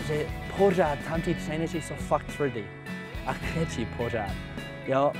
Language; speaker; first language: Czech; non-native, fluent; English